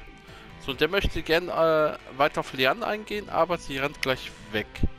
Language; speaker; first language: German; native; German